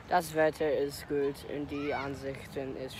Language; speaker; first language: German; non-native, learner; English